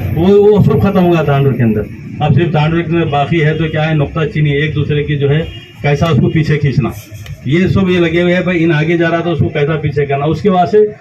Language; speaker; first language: Hindi; non-native, local second language; Urdu